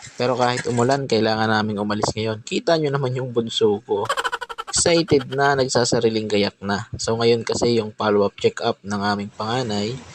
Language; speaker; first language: Filipino; non-native, local second language; Bikol